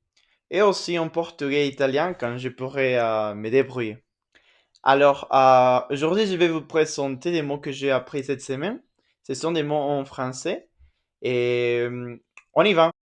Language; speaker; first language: French; non-native, fluent; Spanish